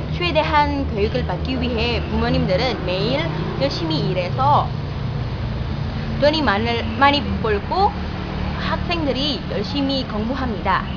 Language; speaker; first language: Korean; non-native, learner; Indonesian